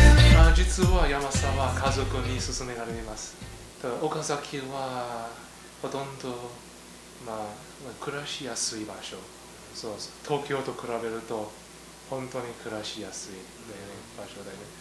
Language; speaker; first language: Japanese; non-native, learner; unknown